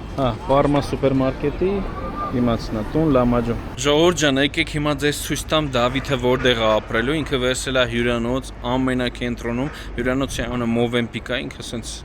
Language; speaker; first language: Armenian; native; Armenian